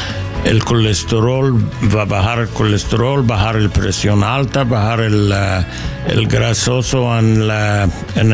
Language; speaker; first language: Spanish; non-native, learner; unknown